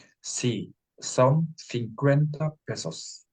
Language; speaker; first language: Spanish; non-native, learner; English